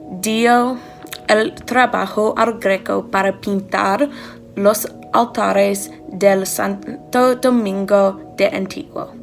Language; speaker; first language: Spanish; non-native, learner; English